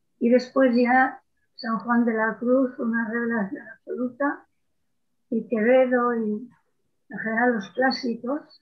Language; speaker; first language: Spanish; native; Spanish